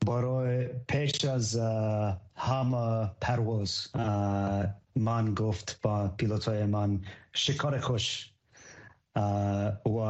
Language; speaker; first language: Persian; non-native, learner; English